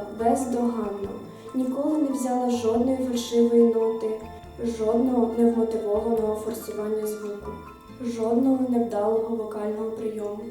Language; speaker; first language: Ukrainian; native; Ukrainian